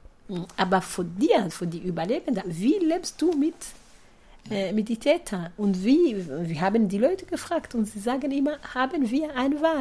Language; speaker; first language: German; non-native, fluent; Kinyarwanda